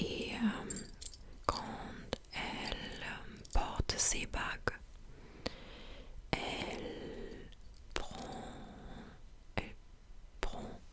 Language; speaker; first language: French; non-native, fluent; English